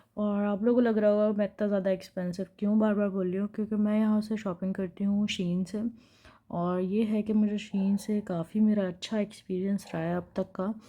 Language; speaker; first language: Hindi; native; Hindi